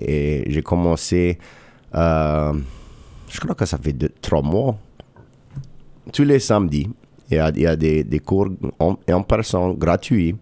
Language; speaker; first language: French; non-native, local second language; English